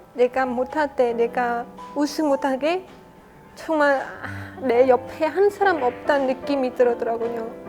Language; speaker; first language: Korean; non-native, learner; Khmer